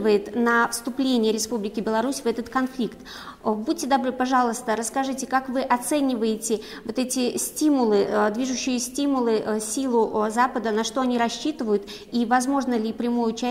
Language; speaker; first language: Russian; non-native, fluent; Chinese